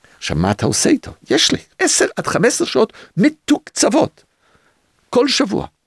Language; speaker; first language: Hebrew; early bilingual, other home language; English